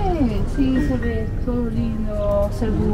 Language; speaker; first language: Spanish; non-native, fluent; Italian